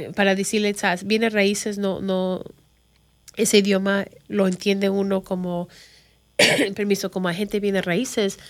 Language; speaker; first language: Spanish; early bilingual, other home language; English